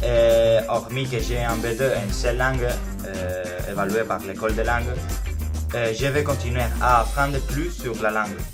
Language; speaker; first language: French; non-native, fluent; Spanish